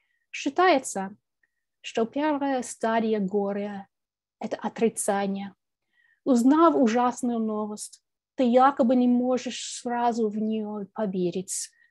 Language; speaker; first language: Russian; non-native, fluent; English